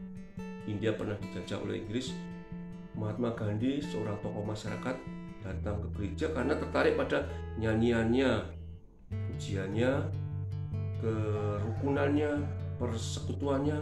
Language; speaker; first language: Indonesian; native; Indonesian